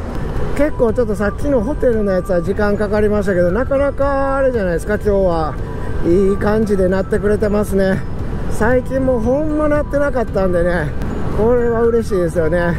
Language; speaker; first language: Japanese; native; Japanese